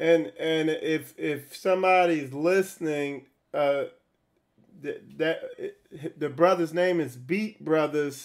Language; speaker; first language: English; native; English